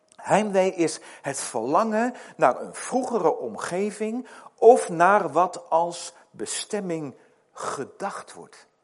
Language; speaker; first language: Dutch; native; Dutch